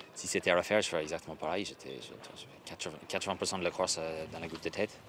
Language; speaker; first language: French; non-native, fluent; English